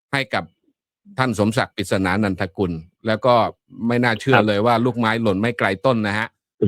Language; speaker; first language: Thai; native; Thai